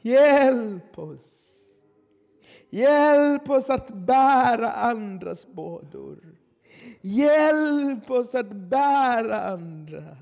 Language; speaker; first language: Swedish; non-native, fluent; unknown